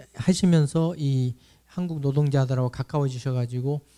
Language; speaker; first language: Korean; native; Korean